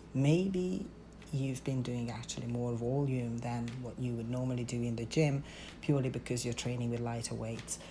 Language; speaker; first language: English; non-native, fluent; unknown